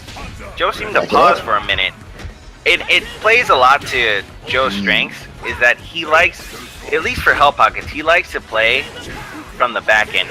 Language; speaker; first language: English; native; English